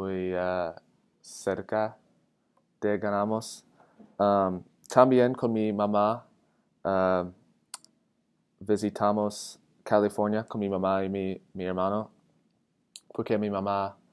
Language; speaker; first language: Spanish; non-native, learner; English